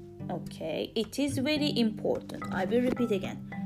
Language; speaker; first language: English; non-native, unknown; Turkish